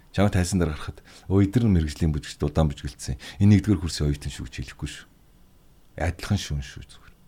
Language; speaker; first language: Mongolian; native; Mongolian